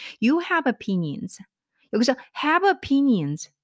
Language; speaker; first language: English; non-native, fluent; Korean